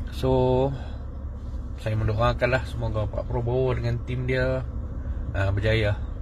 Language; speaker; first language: Malay; native; Malay